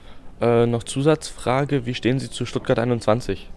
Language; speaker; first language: German; native; German